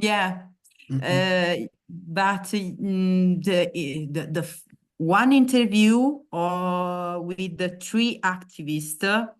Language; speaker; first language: English; non-native, learner; Italian